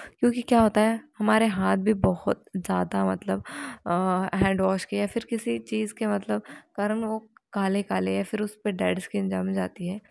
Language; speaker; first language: Hindi; non-native, local second language; Marathi